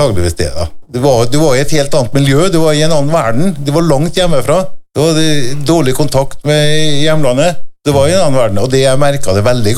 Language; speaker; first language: Norwegian; native; Norwegian